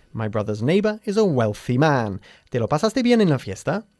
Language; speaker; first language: Spanish; non-native, fluent; English